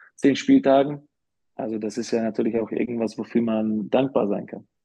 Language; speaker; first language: German; non-native, fluent; Slovak